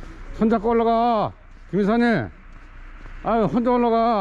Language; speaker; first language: Korean; native; Korean